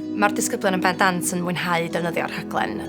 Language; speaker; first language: Welsh; native; Welsh